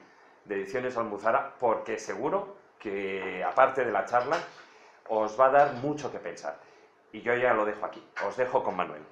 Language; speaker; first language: Spanish; native; Spanish